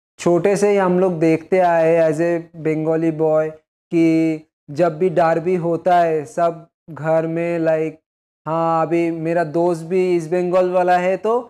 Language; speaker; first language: Hindi; non-native, local second language; Bangla